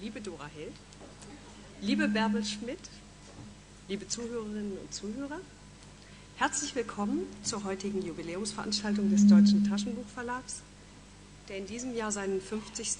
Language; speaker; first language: German; native; German